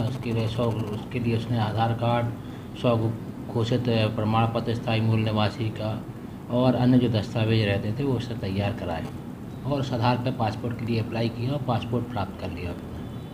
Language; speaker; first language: Hindi; native; Hindi